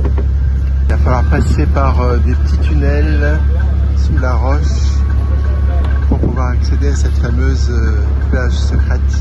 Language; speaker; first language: French; native; French